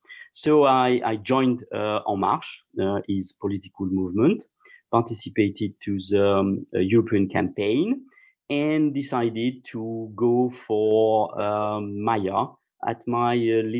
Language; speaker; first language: English; non-native, fluent; French